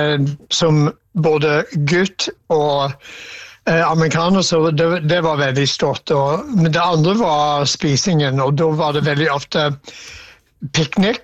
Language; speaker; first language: Norwegian; non-native, fluent; English